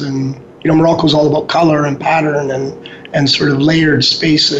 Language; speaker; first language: English; native; English